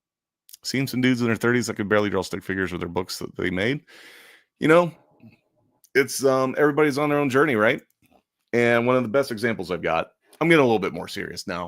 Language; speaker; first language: English; native; English